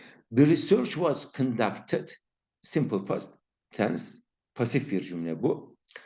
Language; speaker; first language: English; non-native, fluent; Turkish